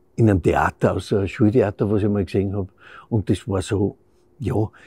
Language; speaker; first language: German; native; German